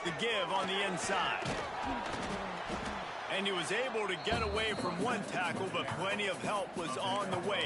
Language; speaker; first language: English; native; English